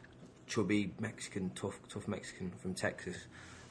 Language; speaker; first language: English; native; English